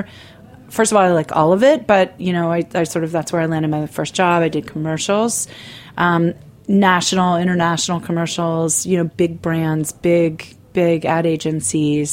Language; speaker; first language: English; native; English